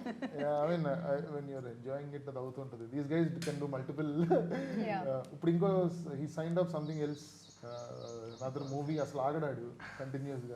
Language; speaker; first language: Telugu; native; Telugu